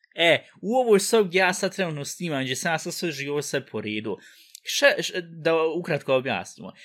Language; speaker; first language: Bosnian; early bilingual, heritage; Bosnian